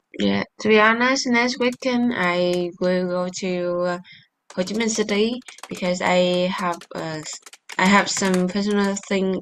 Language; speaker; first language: English; non-native, learner; Vietnamese